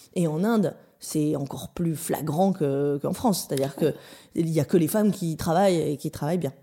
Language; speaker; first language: French; native; French